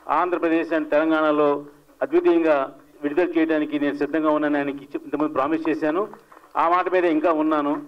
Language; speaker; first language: Telugu; native; Telugu